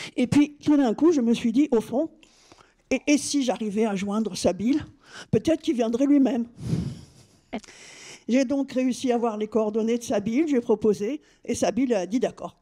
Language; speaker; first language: French; native; French